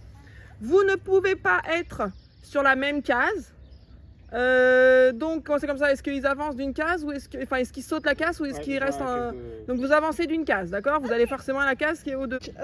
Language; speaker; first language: French; native; French